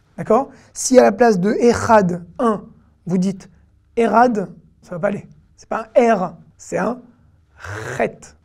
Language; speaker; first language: French; native; French